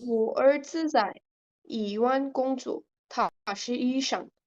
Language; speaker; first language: Chinese; non-native, learner; Urdu